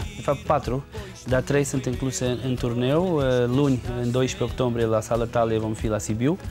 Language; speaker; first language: Romanian; non-native, fluent; Portuguese